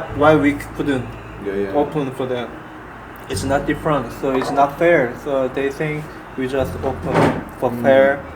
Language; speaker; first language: English; non-native, learner; Korean